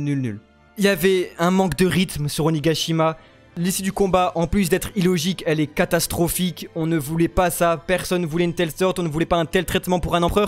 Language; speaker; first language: French; native; French